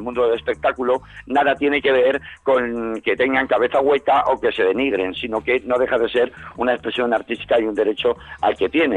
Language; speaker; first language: Spanish; native; Spanish